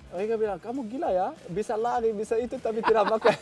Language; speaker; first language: Indonesian; non-native, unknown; Dutch